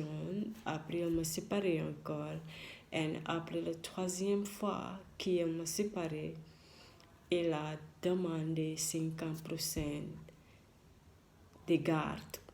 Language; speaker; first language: French; non-native, learner; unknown